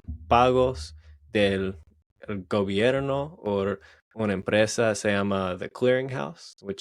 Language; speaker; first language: Spanish; non-native, learner; English